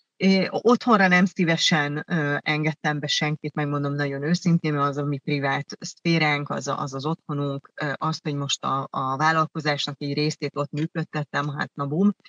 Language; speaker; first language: Hungarian; early bilingual, other home language; German